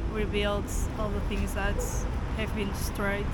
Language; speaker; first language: English; non-native, fluent; Korean